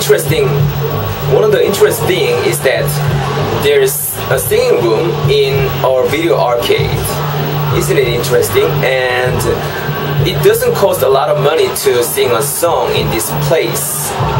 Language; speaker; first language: English; non-native, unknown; Korean